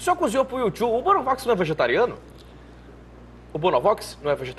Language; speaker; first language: Portuguese; native; Portuguese